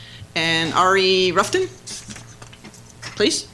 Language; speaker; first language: English; native; English